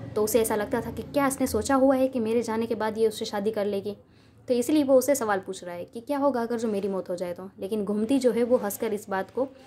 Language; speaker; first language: Hindi; non-native, local second language; Gujarati